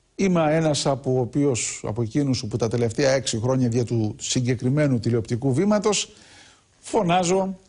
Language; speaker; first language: Greek; native; Greek